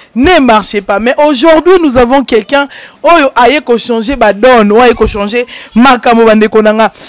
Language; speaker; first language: French; non-native, local second language; Lingala